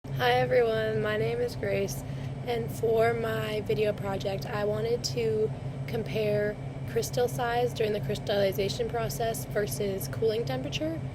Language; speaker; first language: English; native; English